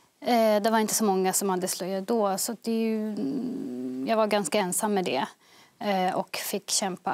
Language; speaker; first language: Swedish; early bilingual, other home language; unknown